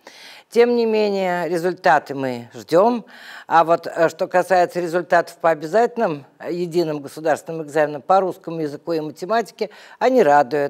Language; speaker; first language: Russian; native; Russian